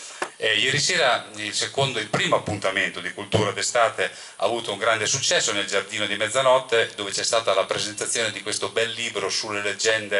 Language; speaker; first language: Italian; native; Italian